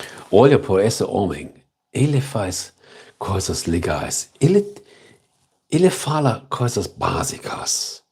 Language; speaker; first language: Portuguese; non-native, learner; German